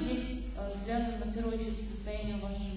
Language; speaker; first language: Russian; native; Russian